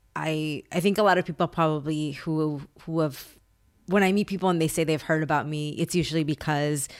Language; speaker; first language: English; early bilingual, other home language; Spanish